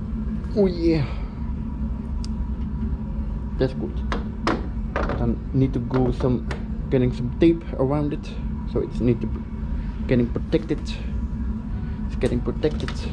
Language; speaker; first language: English; non-native, fluent; Dutch